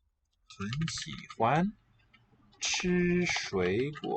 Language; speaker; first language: Chinese; non-native, learner; English